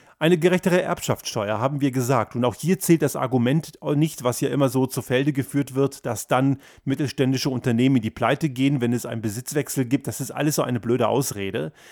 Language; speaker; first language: German; early bilingual, other home language; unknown